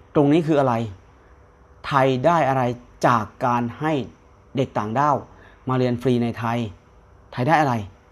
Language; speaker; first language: Thai; native; Thai